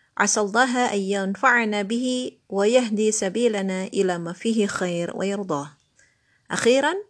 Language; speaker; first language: Arabic; non-native, learner; Indonesian